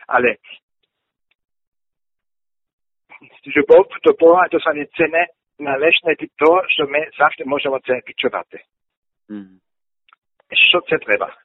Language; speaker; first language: Ukrainian; non-native, learner; German